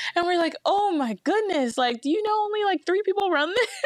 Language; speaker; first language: English; early bilingual, other home language; Akan